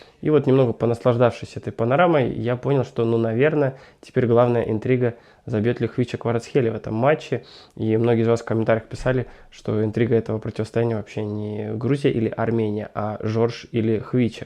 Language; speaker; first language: Russian; native; Russian